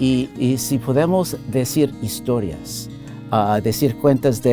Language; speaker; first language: Spanish; non-native, fluent; English